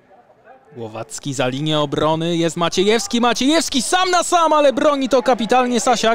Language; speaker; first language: Polish; native; Polish